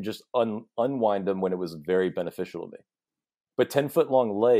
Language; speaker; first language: English; native; English